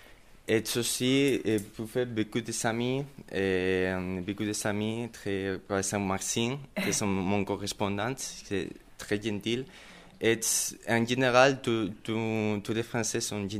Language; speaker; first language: French; non-native, learner; Spanish